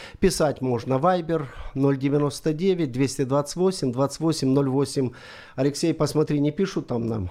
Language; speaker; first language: Russian; native; Russian